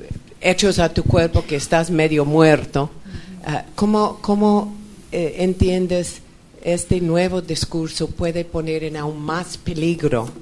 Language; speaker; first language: Spanish; non-native, fluent; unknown